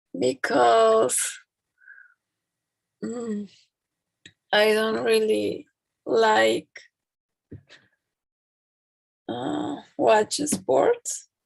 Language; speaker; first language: English; non-native, learner; Spanish